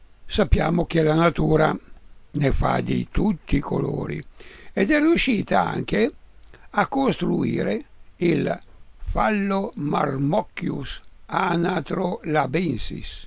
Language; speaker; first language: Italian; native; Italian